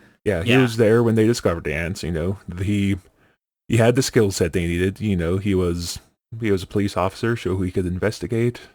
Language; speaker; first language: English; native; English